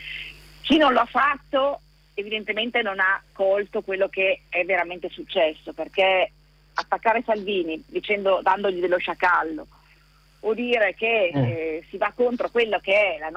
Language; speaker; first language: Italian; native; Italian